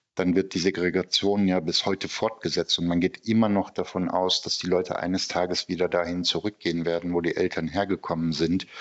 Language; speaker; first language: German; early bilingual, other home language; Turkish